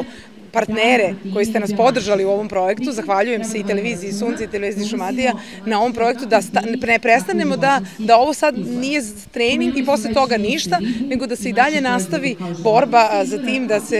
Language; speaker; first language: Serbian; native; Serbian